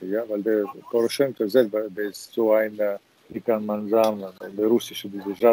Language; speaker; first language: German; non-native, fluent; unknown